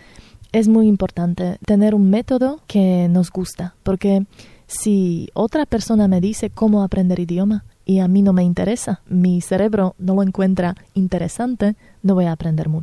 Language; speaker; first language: Spanish; non-native, fluent; Slovak